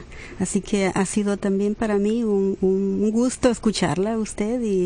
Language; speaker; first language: Spanish; native; Spanish